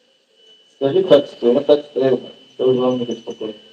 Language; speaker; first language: Russian; non-native, local second language; Tajik